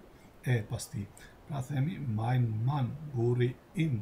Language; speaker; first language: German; non-native, fluent; Albanian